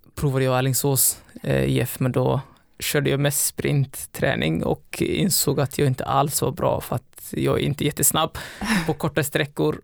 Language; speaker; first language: Swedish; early bilingual, other home language; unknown